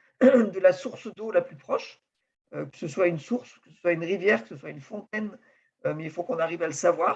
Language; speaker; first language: French; native; French